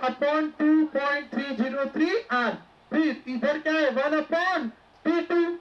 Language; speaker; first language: Hindi; non-native, local second language; Marathi